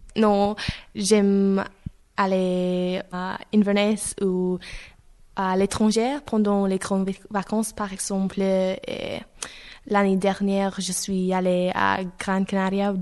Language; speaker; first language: French; non-native, learner; English